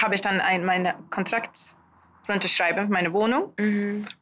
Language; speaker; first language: German; non-native, learner; Swedish